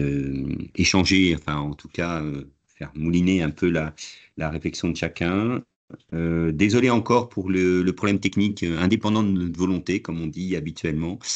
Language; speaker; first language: French; native; French